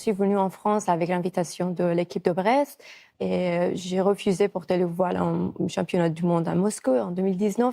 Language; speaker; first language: French; non-native, fluent; Persian